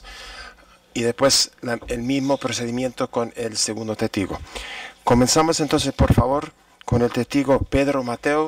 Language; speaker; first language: Spanish; non-native, fluent; English